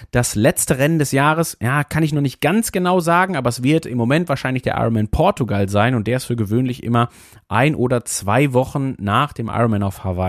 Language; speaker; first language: German; native; German